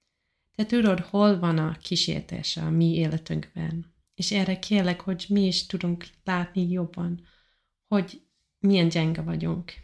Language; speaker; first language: Hungarian; non-native, learner; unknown